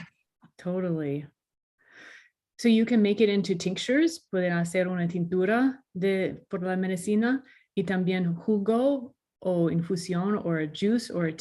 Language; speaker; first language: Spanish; non-native, learner; English